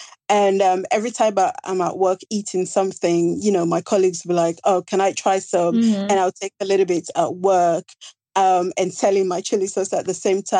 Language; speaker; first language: English; non-native, local second language; Krio